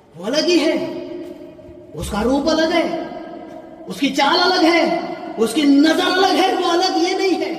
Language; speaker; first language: Hindi; non-native, local second language; Marathi